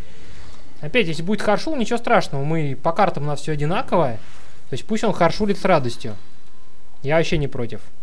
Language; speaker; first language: Russian; native; Russian